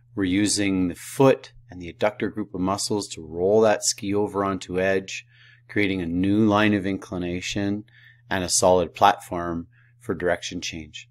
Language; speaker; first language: English; native; English